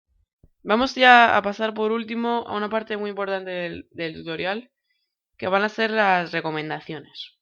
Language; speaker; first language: Spanish; native; Spanish